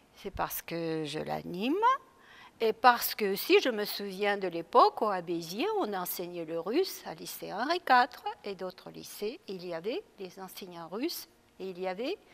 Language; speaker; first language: French; non-native, fluent; Russian